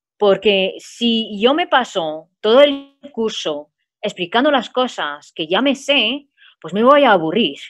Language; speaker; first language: Spanish; non-native, fluent; French